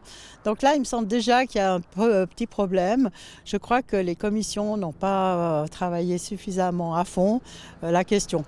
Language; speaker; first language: French; native; French